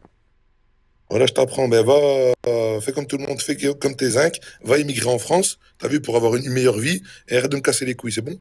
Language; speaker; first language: French; native; French